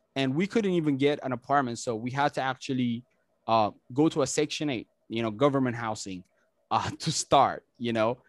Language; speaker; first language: English; non-native, fluent; Amharic